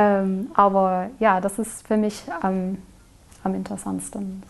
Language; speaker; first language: German; non-native, learner; English